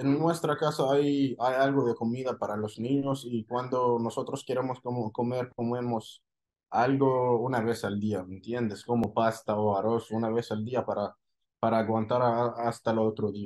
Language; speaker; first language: Spanish; non-native, fluent; Arabic